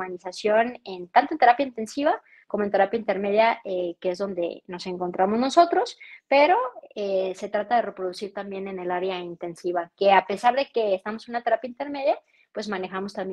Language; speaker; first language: Spanish; native; Spanish